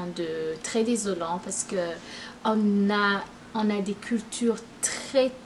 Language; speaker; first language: French; non-native, local second language; Rundi